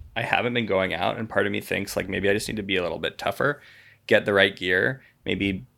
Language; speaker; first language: English; native; English